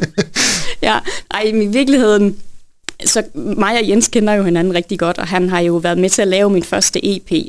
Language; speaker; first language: Danish; native; Danish